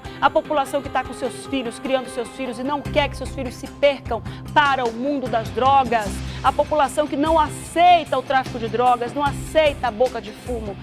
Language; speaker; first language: Portuguese; native; Portuguese